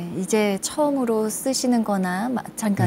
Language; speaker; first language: Korean; native; Korean